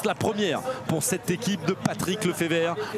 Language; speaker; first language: French; native; French